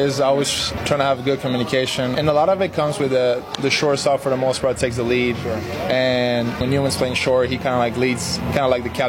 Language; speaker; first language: English; non-native, fluent; Spanish